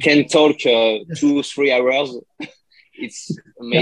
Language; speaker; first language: English; non-native, learner; French